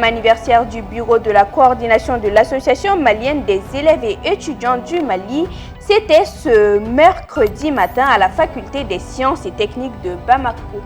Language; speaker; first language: French; non-native, local second language; Bambara